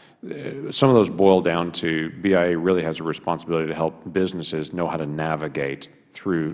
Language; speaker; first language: English; native; English